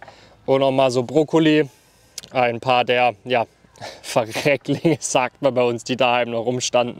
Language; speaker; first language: German; native; German